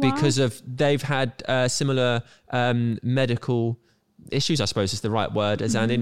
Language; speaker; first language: English; native; English